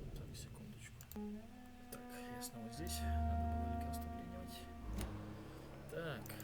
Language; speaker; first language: Russian; native; Russian